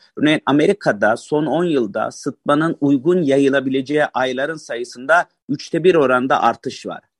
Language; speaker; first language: Turkish; native; Turkish